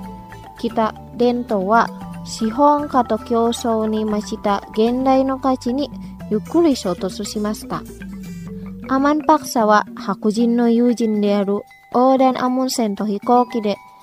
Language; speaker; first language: Japanese; non-native, fluent; Indonesian